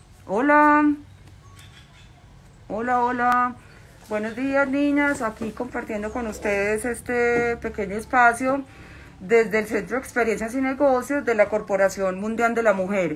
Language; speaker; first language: Spanish; native; Spanish